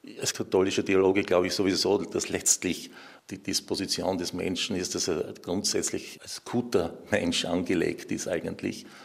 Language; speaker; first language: German; native; German